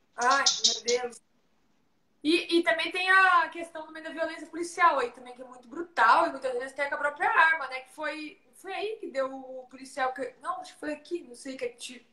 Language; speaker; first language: Portuguese; native; Portuguese